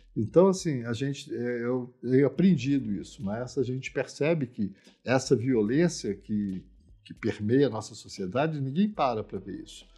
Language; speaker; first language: Portuguese; native; Portuguese